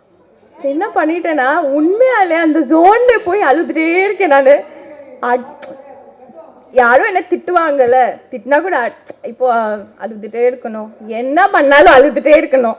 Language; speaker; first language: Tamil; non-native, local second language; Bangla